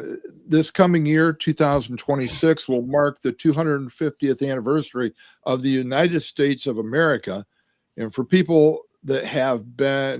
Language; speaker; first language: English; native; English